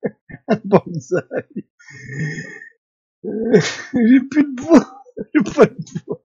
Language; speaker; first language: French; native; French